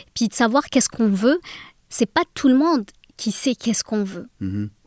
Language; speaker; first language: French; native; French